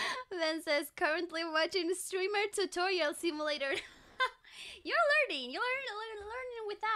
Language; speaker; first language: English; non-native, fluent; Spanish